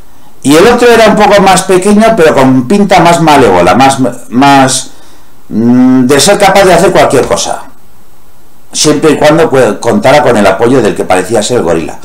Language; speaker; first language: Spanish; native; Spanish